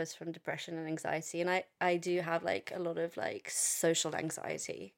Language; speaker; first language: English; early bilingual, other home language; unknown